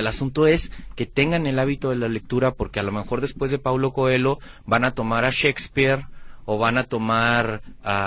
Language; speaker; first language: Spanish; native; Spanish